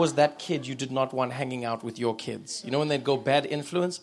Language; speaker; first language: English; native; English